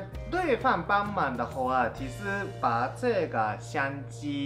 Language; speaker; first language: Chinese; non-native, fluent; Japanese